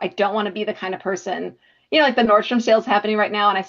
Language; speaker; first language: English; native; English